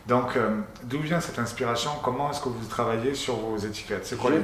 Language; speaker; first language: French; native; French